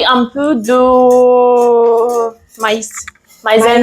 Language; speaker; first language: French; non-native, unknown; Russian